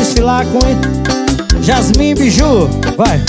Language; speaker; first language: Portuguese; native; Portuguese